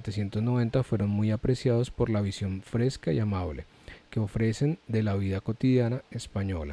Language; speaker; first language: Spanish; native; Spanish